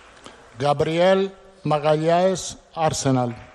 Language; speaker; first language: Portuguese; non-native, fluent; Italian